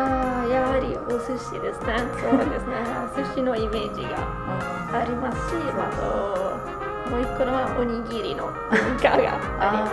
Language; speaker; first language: Japanese; non-native, fluent; Italian